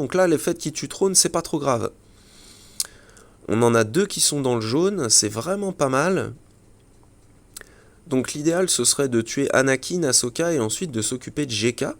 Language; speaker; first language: French; native; French